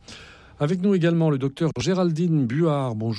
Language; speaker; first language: French; native; French